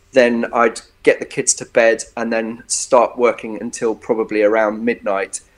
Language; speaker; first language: English; native; English